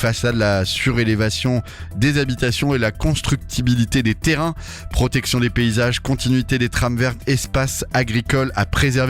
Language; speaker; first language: French; native; French